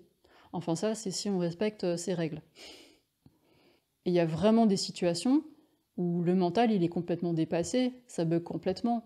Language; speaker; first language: French; native; French